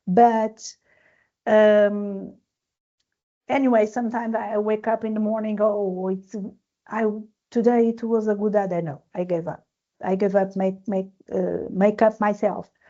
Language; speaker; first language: English; non-native, learner; Portuguese